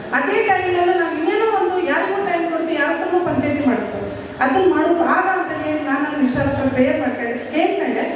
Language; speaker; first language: Kannada; native; Kannada